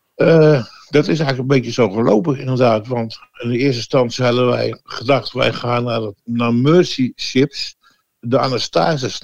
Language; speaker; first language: Dutch; native; Dutch